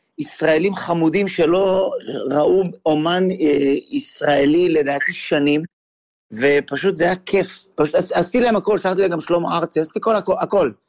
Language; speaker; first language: Hebrew; native; Hebrew